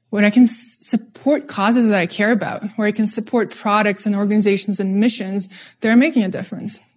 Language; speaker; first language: English; non-native, fluent; Russian